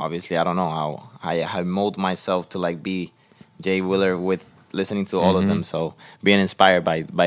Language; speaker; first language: English; non-native, fluent; Spanish